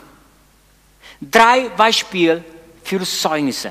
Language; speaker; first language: German; non-native, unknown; Spanish